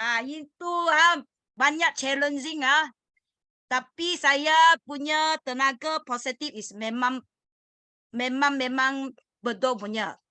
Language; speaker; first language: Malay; non-native, learner; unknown